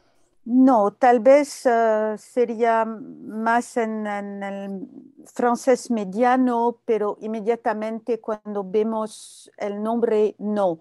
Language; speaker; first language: Spanish; non-native, fluent; French